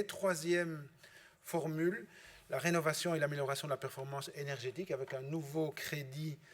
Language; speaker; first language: French; native; French